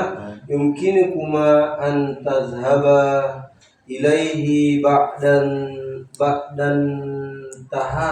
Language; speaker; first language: Arabic; non-native, learner; Indonesian